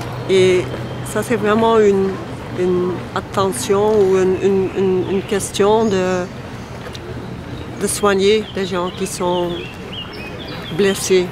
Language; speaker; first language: French; non-native, local second language; Dutch